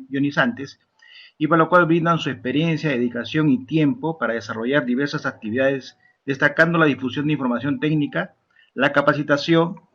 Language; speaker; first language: Spanish; native; Spanish